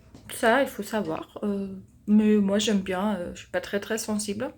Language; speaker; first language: French; non-native, fluent; German